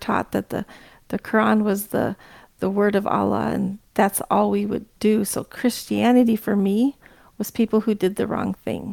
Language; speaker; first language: English; native; English